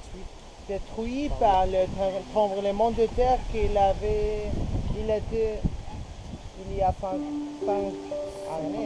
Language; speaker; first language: French; non-native, learner; Spanish